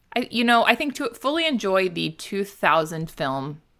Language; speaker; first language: English; native; English